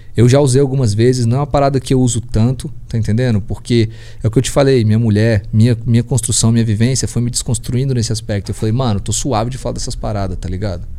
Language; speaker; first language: Portuguese; native; Portuguese